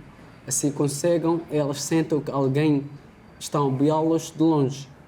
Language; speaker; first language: Portuguese; non-native, learner; Arabic